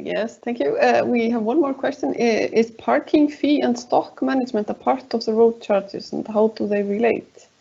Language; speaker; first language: English; non-native, fluent; Icelandic